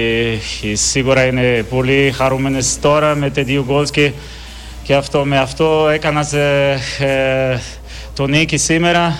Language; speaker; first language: Greek; non-native, learner; Portuguese